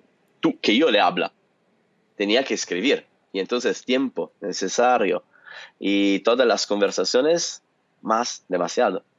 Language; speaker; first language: Spanish; non-native, fluent; Italian